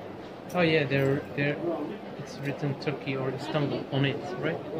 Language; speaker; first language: English; non-native, fluent; Turkish